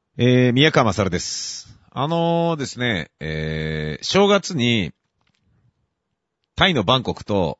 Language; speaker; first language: Japanese; native; Japanese